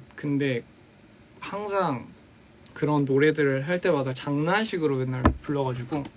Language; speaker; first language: Korean; early bilingual, other home language; English